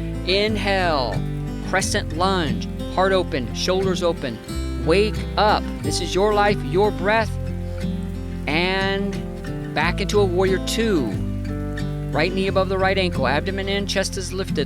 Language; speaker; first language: English; native; English